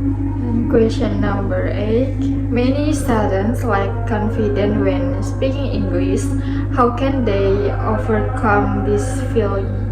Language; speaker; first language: English; non-native, learner; Indonesian